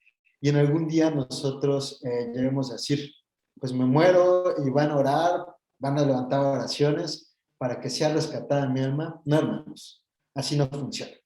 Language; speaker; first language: Spanish; native; Spanish